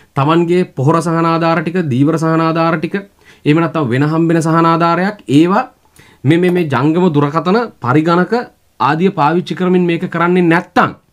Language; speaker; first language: Sinhala; native; Sinhala